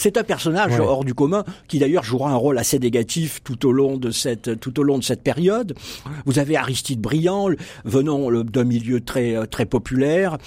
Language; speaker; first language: French; native; French